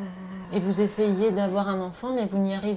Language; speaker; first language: French; native; French